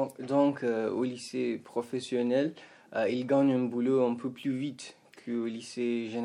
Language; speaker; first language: French; non-native, fluent; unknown